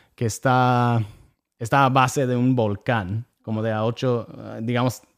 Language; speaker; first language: Spanish; non-native, fluent; English